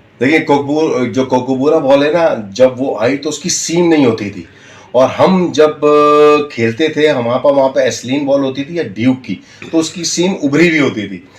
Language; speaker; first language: Urdu; native; Urdu